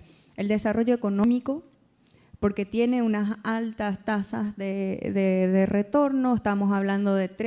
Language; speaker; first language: Spanish; native; Spanish